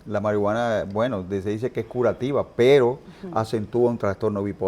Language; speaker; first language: Spanish; native; Spanish